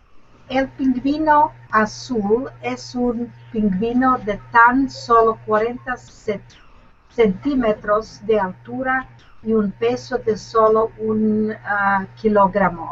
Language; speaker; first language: Spanish; non-native, learner; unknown